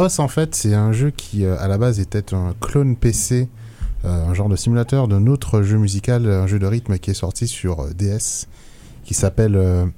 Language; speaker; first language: French; native; French